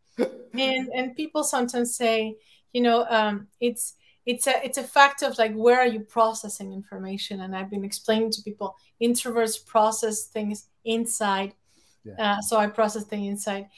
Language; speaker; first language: English; non-native, fluent; Spanish